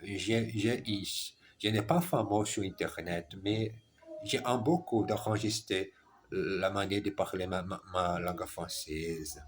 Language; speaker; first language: French; non-native, learner; German